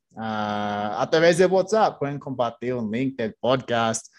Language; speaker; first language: Spanish; non-native, fluent; English